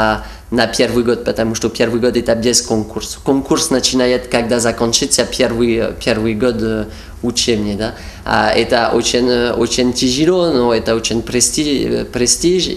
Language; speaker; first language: Russian; non-native, fluent; French